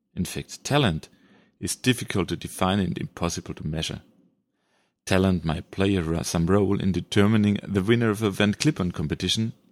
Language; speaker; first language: English; non-native, fluent; German